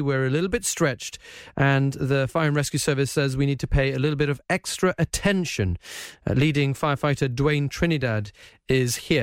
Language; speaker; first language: English; native; English